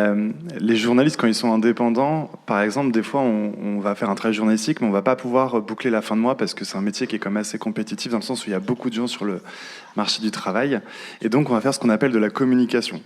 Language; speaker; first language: French; native; French